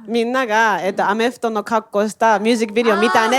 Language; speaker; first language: Japanese; native; Japanese